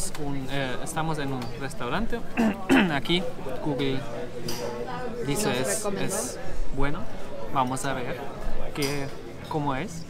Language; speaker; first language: Spanish; non-native, learner; German